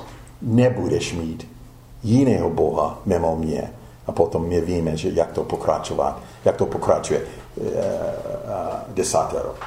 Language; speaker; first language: Czech; non-native, fluent; English